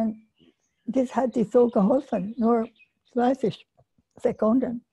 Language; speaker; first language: German; non-native, learner; English